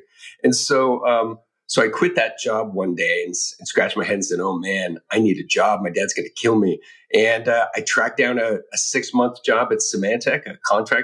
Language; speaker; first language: English; native; English